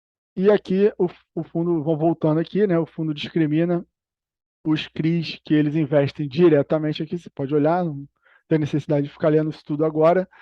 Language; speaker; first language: Portuguese; native; Portuguese